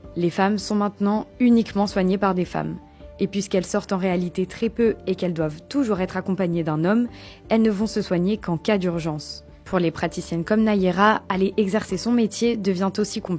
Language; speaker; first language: French; native; French